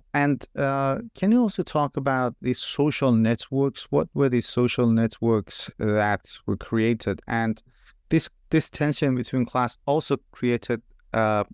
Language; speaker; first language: English; non-native, fluent; Persian